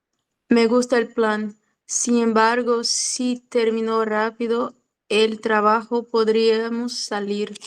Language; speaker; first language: Spanish; non-native, learner; Portuguese